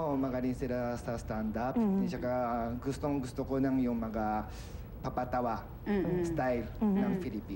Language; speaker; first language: Filipino; non-native, learner; Japanese